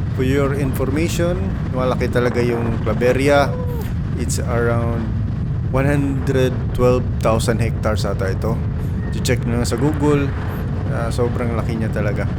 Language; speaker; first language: Filipino; non-native, local second language; Cebuano